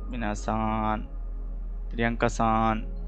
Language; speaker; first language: Japanese; non-native, fluent; Hindi